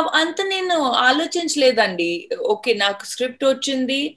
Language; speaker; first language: Telugu; non-native, fluent; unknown